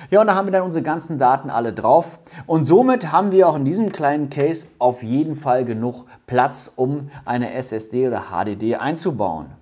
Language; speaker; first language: German; native; German